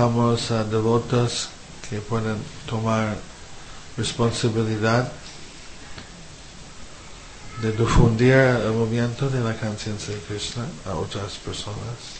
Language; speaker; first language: Spanish; non-native, fluent; English